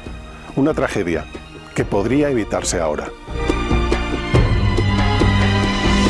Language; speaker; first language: Spanish; native; Spanish